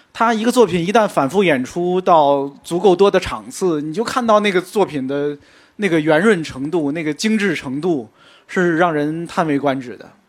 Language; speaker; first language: Chinese; native; Chinese